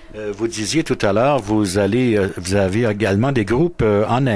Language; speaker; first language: French; native; French